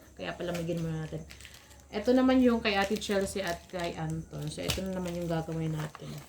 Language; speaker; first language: Filipino; native; Filipino